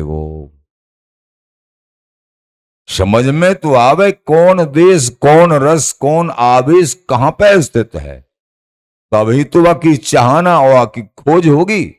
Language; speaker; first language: Hindi; native; Hindi